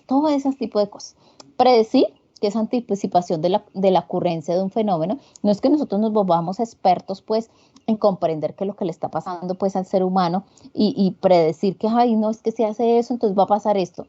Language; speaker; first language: Spanish; native; Spanish